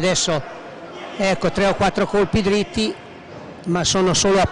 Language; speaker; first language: Italian; native; Italian